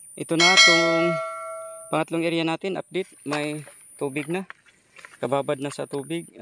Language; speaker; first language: Filipino; non-native, local second language; Cebuano